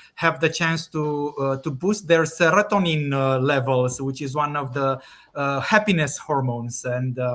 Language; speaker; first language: English; non-native, fluent; Romanian